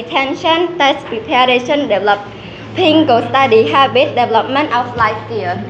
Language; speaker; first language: English; non-native, learner; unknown